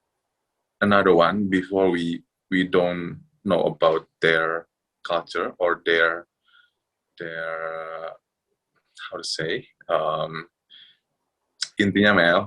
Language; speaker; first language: English; non-native, fluent; Indonesian